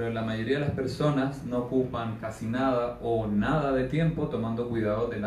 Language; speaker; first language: Spanish; native; Spanish